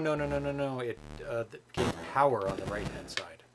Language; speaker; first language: English; native; English